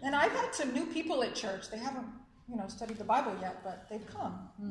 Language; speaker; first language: English; native; English